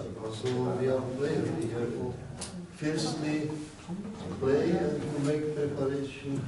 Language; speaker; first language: English; non-native, learner; Czech